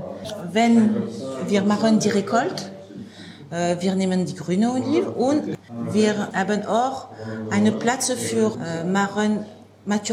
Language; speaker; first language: German; non-native, learner; French